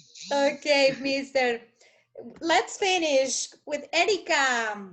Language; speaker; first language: English; non-native, fluent; Spanish